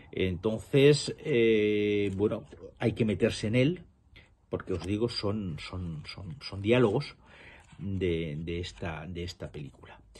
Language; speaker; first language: Spanish; native; Spanish